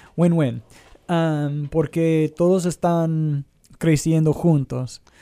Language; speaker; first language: Spanish; non-native, fluent; English